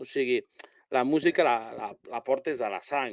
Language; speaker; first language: Spanish; non-native, local second language; Catalan